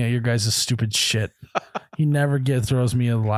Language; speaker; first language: English; native; English